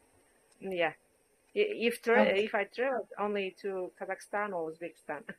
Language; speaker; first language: English; non-native, learner; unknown